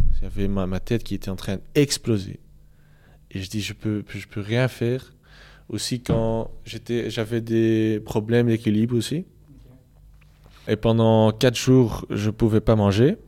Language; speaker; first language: French; non-native, local second language; Dutch